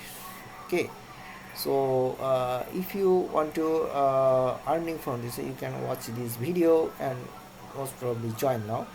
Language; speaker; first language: English; non-native, local second language; Bangla